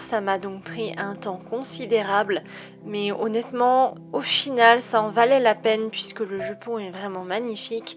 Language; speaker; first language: French; native; French